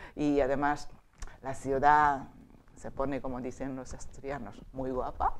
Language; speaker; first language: Spanish; non-native, fluent; Japanese